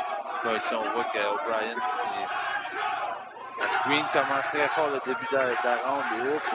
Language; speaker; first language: French; native; French